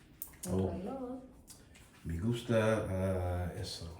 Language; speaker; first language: Spanish; non-native, learner; English